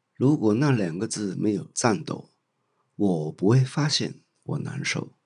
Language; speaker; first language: Chinese; non-native, local second language; Cantonese